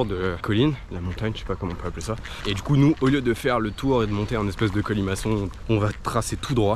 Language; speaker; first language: French; native; French